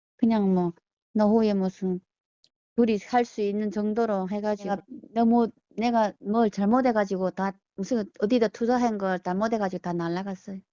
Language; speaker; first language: Korean; early bilingual, heritage; Korean